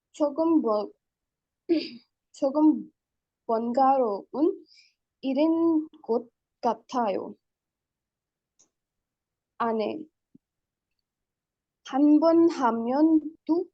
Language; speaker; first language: Korean; non-native, learner; Hindi